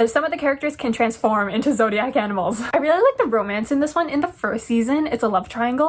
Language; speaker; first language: English; native; English